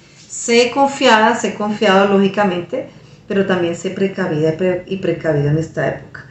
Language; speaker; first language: Spanish; native; Spanish